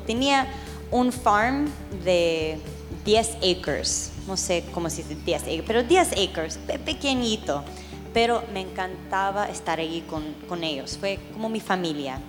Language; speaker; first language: Spanish; early bilingual, heritage; English